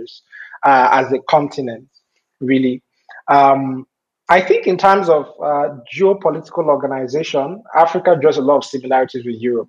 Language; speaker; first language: English; non-native, local second language; Igbo